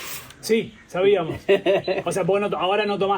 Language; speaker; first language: Spanish; native; Spanish